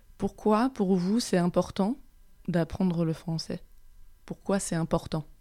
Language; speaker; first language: French; native; French